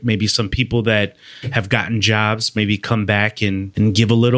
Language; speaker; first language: English; native; English